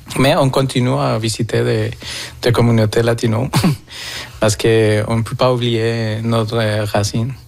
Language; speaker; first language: French; non-native, fluent; Spanish